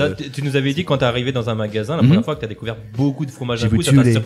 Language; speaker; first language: French; native; French